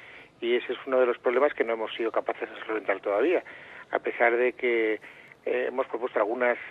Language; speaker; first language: Spanish; native; Spanish